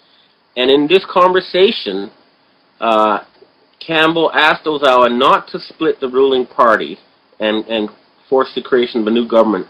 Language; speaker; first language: English; native; English